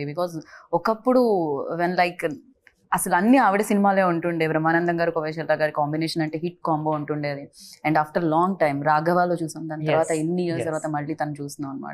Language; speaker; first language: Telugu; native; Telugu